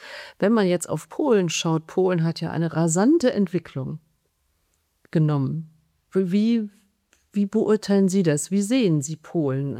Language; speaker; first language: German; native; German